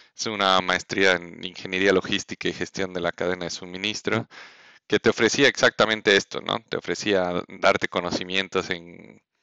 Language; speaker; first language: Spanish; native; Spanish